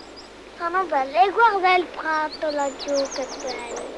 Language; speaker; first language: Italian; native; Italian